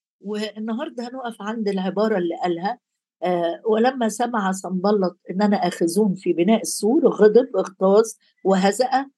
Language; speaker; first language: Arabic; native; Arabic